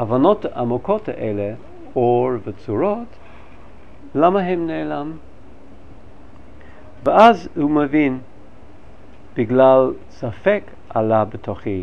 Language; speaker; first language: Hebrew; non-native, fluent; English